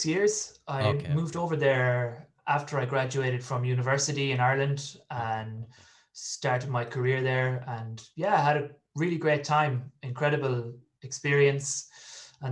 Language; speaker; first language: English; native; English